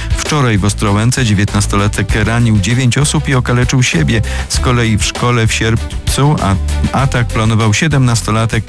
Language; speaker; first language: Polish; native; Polish